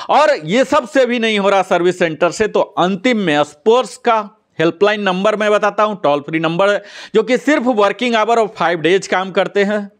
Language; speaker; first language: Hindi; native; Hindi